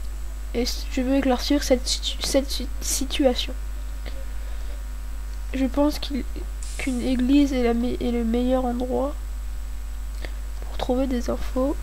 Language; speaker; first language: French; native; French